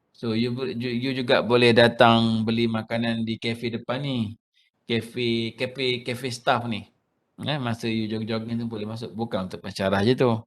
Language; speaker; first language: Malay; native; Malay